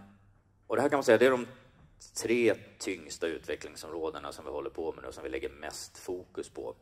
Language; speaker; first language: Swedish; native; Swedish